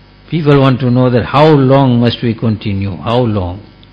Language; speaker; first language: English; native; English